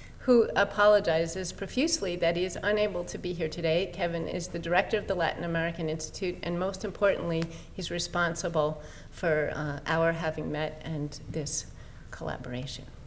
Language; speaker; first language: English; native; English